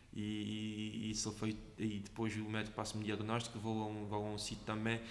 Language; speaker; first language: Portuguese; non-native, local second language; Kabuverdianu